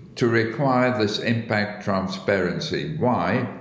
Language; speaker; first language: English; early bilingual, other home language; Arabic